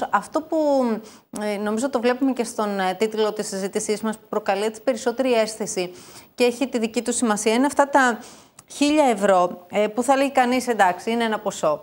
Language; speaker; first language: Greek; native; Greek